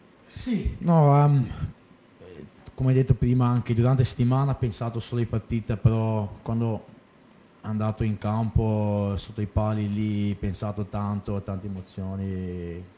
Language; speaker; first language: Italian; non-native, fluent; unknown